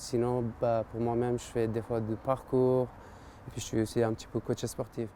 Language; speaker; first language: French; non-native, fluent; Persian